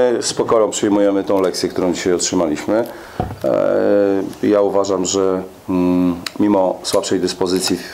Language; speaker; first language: Polish; native; Polish